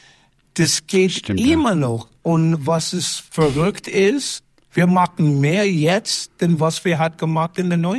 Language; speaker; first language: German; non-native, learner; English